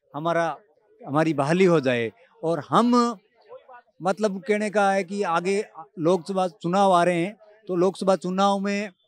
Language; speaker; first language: Hindi; native; Hindi